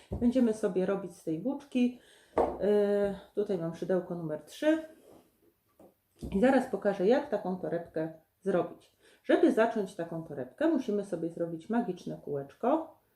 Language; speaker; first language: Polish; native; Polish